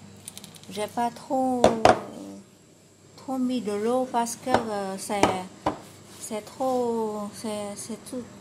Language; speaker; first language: French; non-native, learner; Vietnamese